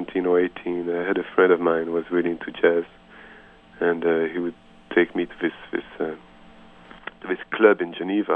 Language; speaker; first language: English; non-native, fluent; French